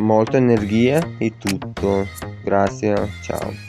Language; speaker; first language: Italian; non-native, learner; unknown